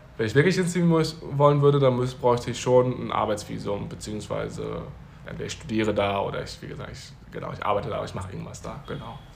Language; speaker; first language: German; early bilingual, other home language; Chinese